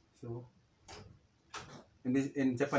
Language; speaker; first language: English; non-native, local second language; Cebuano